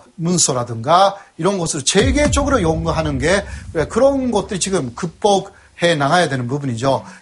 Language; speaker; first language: Korean; non-native, fluent; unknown